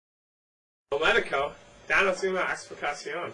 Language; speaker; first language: Spanish; non-native, learner; English